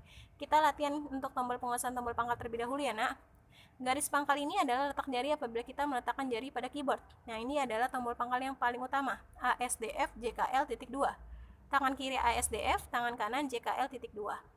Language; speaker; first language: Indonesian; native; Indonesian